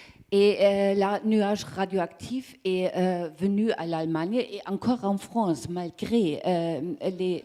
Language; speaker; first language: French; non-native, learner; German